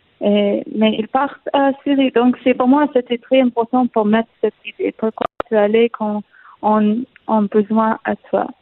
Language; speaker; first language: French; non-native, learner; Arabic